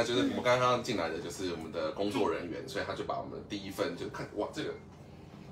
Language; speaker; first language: Chinese; native; Chinese